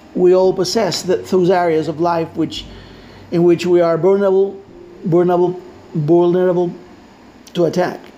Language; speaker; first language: English; non-native, fluent; Spanish